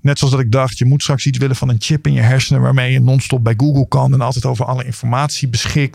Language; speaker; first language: Dutch; native; Dutch